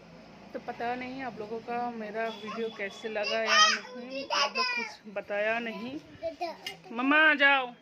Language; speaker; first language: Hindi; non-native, local second language; Bangla